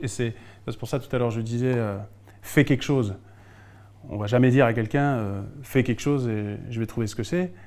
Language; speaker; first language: French; native; French